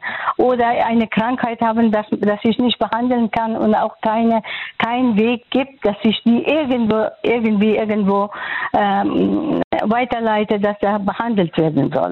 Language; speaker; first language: German; non-native, fluent; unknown